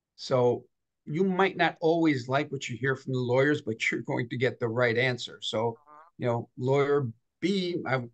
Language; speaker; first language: English; native; English